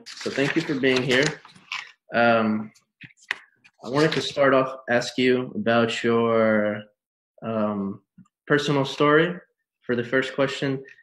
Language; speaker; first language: English; native; English